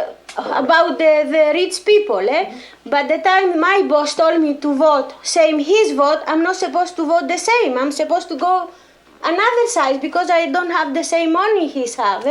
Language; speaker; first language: English; non-native, learner; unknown